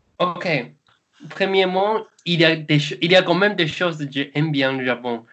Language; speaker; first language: French; non-native, learner; Chinese